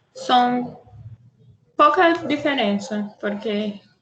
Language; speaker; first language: Spanish; non-native, learner; Portuguese